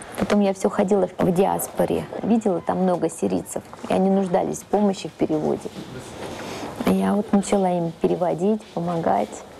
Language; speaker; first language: Russian; early bilingual, heritage; Russian